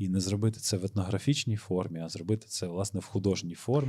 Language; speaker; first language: Ukrainian; native; Ukrainian